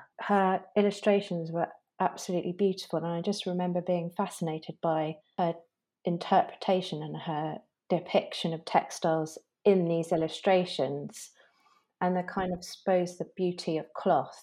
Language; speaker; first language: English; native; English